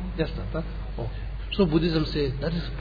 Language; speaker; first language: Russian; non-native, learner; Tibetan